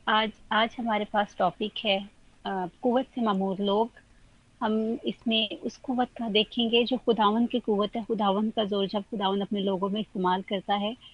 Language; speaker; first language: Urdu; non-native, local second language; Punjabi